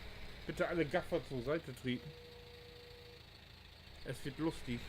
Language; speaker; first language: German; native; German